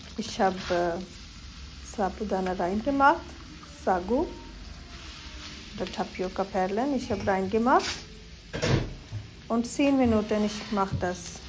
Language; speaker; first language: German; non-native, learner; Hindi